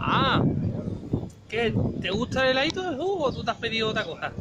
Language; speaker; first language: Spanish; native; Spanish